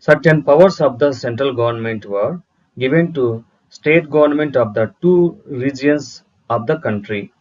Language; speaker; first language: English; non-native, local second language; Telugu